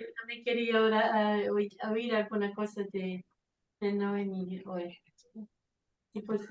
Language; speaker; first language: Spanish; non-native, fluent; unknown